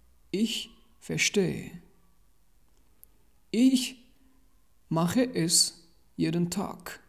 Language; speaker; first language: German; non-native, learner; Tajik